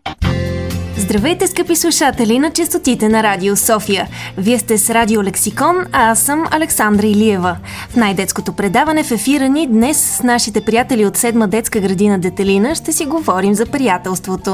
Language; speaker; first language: Bulgarian; native; Bulgarian